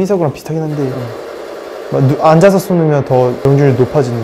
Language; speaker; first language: Korean; native; Korean